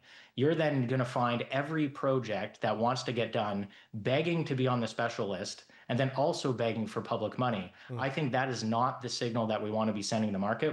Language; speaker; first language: English; native; English